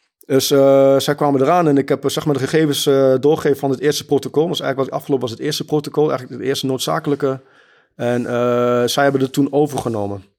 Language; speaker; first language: Dutch; early bilingual, other home language; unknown